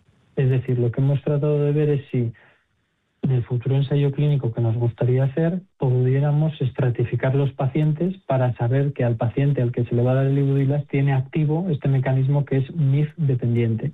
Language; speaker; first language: Spanish; native; Spanish